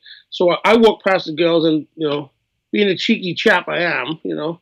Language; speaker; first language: English; native; English